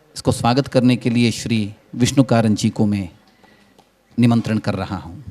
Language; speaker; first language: Hindi; non-native, local second language; Kannada